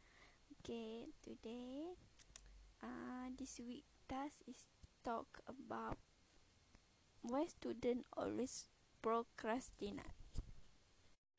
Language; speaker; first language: English; non-native, learner; Malay